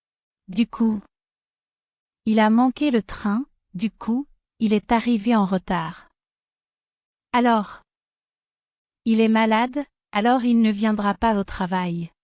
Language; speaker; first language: French; non-native, fluent; Spanish